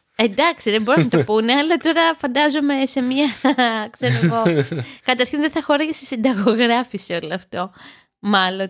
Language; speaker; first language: Greek; native; Greek